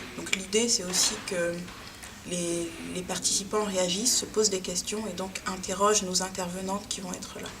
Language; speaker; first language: French; native; French